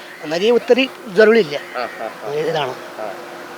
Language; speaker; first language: Malayalam; non-native, learner; Nepali